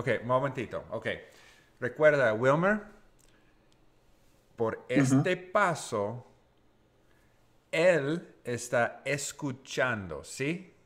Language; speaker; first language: Spanish; non-native, learner; English